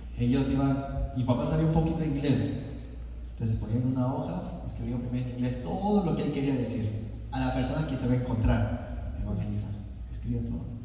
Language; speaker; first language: Spanish; early bilingual, other home language; Korean